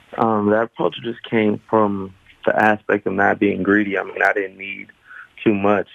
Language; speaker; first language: English; native; English